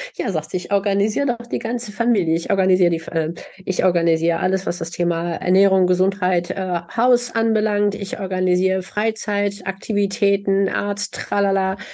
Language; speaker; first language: German; native; German